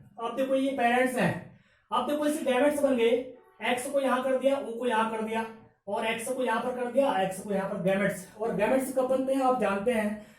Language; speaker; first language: Hindi; native; Hindi